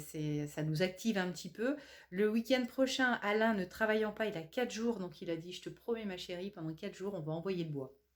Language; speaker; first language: French; native; French